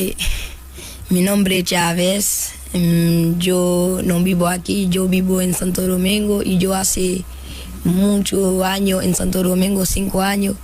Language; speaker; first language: Spanish; early bilingual, other home language; Haitian Creole